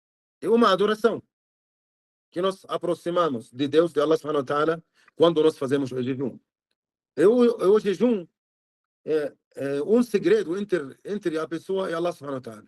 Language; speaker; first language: Portuguese; non-native, fluent; Arabic